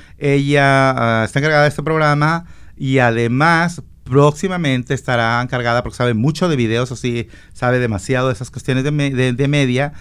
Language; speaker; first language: Spanish; native; Spanish